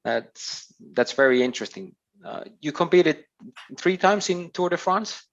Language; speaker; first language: English; non-native, fluent; Finnish